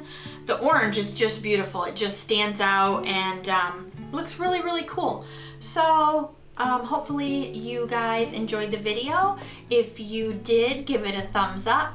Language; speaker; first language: English; native; English